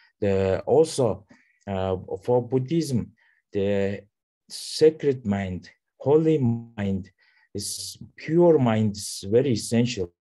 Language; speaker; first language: English; non-native, learner; Mongolian